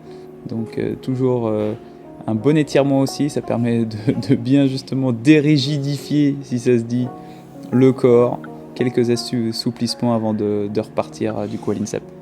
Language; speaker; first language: French; native; French